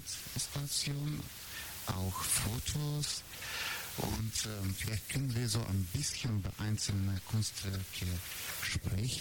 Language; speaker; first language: German; non-native, learner; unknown